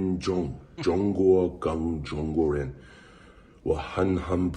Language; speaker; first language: Chinese; non-native, learner; English